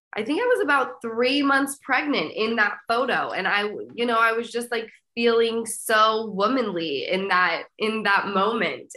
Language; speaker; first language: English; native; English